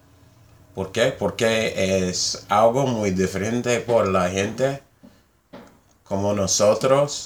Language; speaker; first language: Spanish; non-native, learner; English